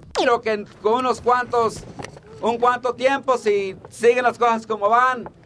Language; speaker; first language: Spanish; early bilingual, heritage; Spanish